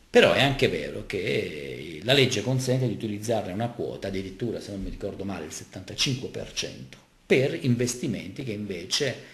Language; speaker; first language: Italian; native; Italian